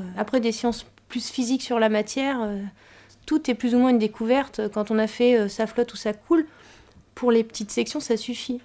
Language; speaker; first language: French; native; French